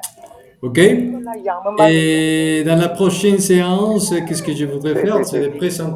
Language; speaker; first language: French; non-native, fluent; Spanish